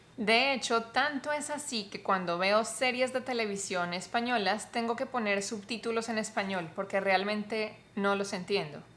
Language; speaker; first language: Spanish; native; Spanish